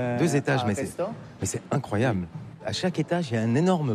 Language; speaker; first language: French; native; French